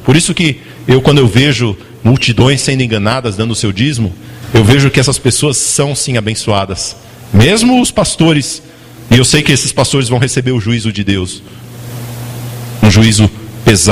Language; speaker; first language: Portuguese; native; Portuguese